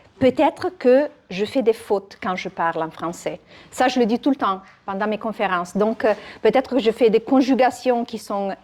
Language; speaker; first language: French; non-native, fluent; Italian